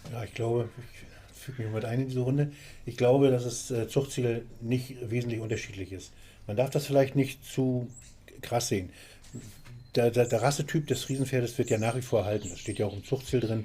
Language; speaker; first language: German; native; German